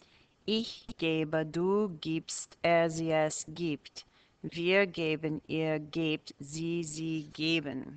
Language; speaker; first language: German; non-native, fluent; English